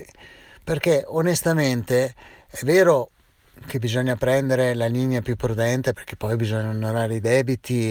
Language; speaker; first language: Italian; native; Italian